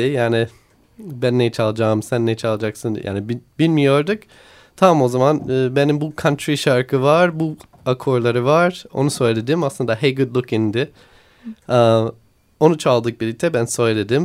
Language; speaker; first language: Turkish; non-native, learner; English